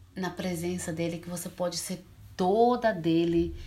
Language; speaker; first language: Portuguese; early bilingual, heritage; Portuguese